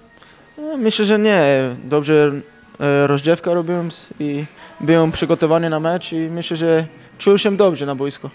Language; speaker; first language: Polish; non-native, learner; English